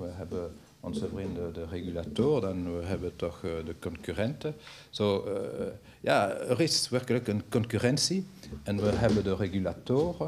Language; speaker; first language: Dutch; non-native, local second language; French